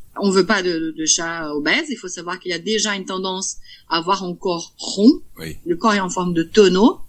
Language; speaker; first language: French; non-native, fluent; Portuguese